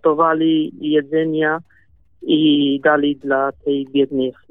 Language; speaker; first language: Polish; non-native, learner; Kurdish